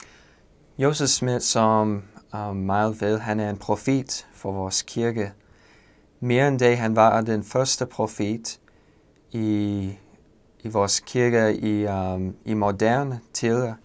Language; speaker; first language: Danish; non-native, learner; English